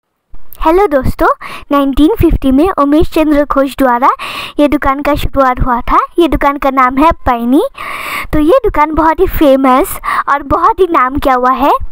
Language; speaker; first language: Hindi; non-native, local second language; Bangla